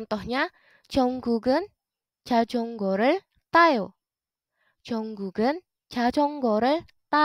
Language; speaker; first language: Korean; non-native, fluent; Indonesian